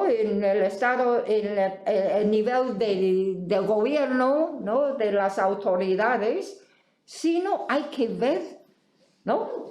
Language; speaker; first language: Spanish; non-native, fluent; Chinese